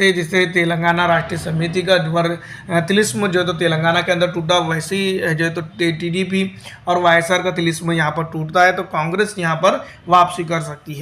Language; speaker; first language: Hindi; native; Hindi